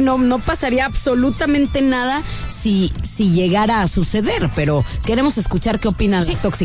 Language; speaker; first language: Spanish; native; Spanish